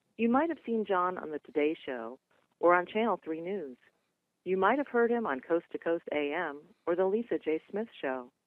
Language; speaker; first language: English; native; English